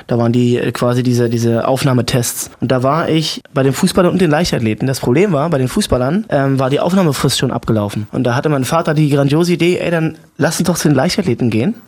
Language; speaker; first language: German; native; German